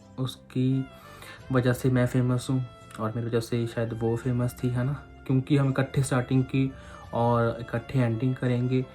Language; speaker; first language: Hindi; non-native, local second language; Punjabi